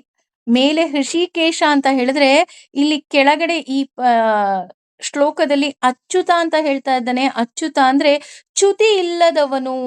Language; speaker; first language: Kannada; native; Kannada